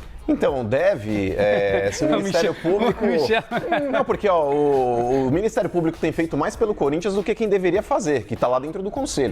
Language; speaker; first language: Portuguese; native; Portuguese